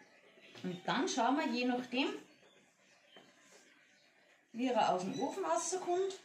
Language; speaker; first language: German; native; German